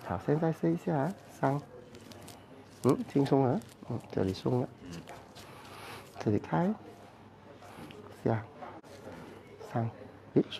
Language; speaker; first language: Chinese; non-native, local second language; Cantonese